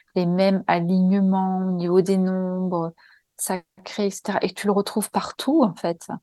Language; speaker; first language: French; native; French